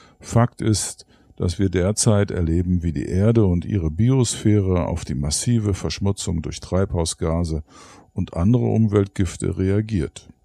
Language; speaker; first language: German; native; German